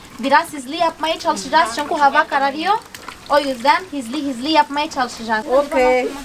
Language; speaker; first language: Turkish; non-native, fluent; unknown